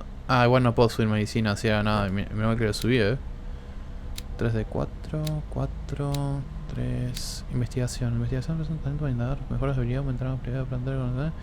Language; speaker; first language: Spanish; native; Spanish